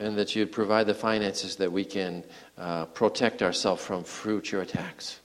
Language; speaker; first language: English; native; English